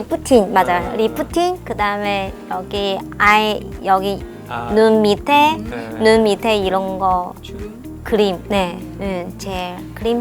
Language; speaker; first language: Korean; non-native, fluent; Chinese